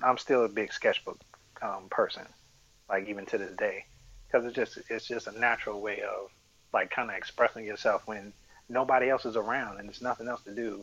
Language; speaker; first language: English; native; English